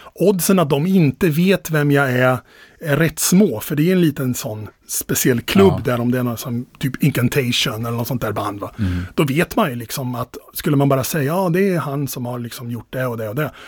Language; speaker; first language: Swedish; native; Swedish